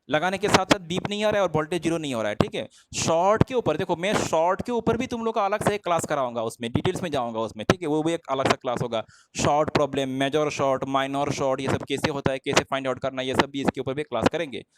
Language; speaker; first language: Hindi; non-native, local second language; Assamese